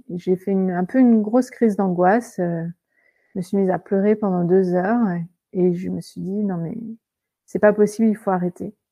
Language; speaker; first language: French; native; French